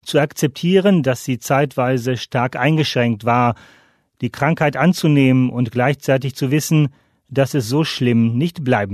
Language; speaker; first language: German; native; German